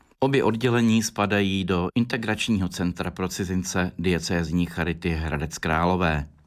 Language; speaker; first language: Czech; native; Czech